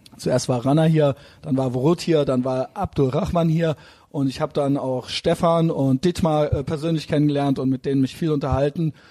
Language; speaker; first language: German; native; German